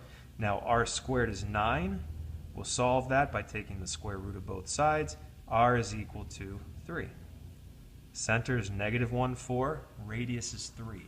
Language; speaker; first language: English; native; English